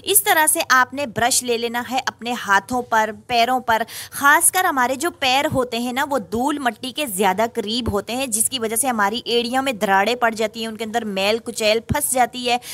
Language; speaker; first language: Urdu; native; Urdu